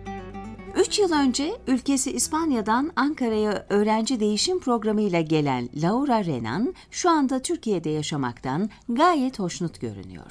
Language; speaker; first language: Turkish; native; Turkish